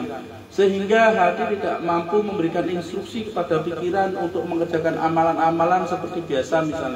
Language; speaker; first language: Indonesian; native; Indonesian